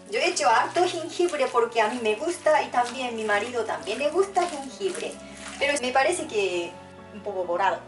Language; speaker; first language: Spanish; non-native, fluent; Japanese